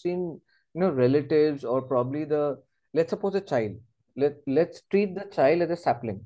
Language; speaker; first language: English; non-native, local second language; Assamese